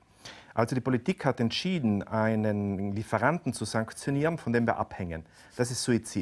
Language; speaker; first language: German; native; German